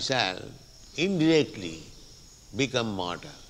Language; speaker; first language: English; non-native, local second language; Bangla